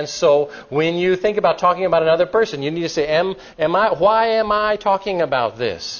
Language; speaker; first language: English; native; English